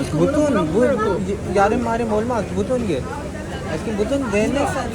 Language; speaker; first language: Turkish; non-native, learner; Urdu